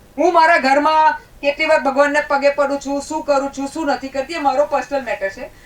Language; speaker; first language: Gujarati; native; Gujarati